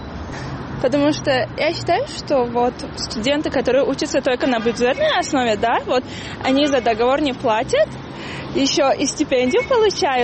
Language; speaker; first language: Russian; non-native, local second language; Tajik